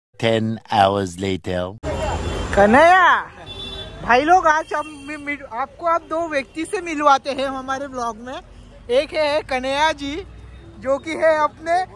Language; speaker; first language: Hindi; non-native, local second language; Marathi